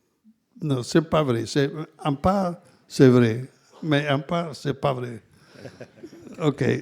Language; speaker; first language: French; non-native, fluent; Italian